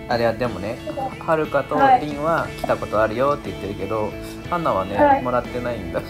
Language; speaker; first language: Japanese; native; Japanese